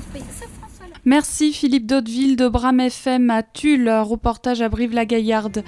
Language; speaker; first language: French; native; French